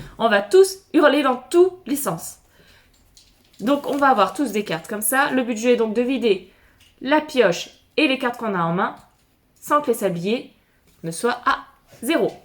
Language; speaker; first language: French; native; French